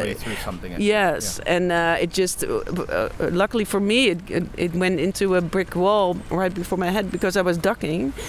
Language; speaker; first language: English; non-native, fluent; Dutch